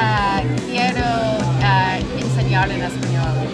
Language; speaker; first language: Spanish; non-native, learner; English